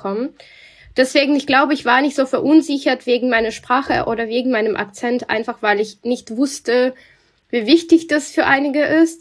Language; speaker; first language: German; non-native, fluent; Russian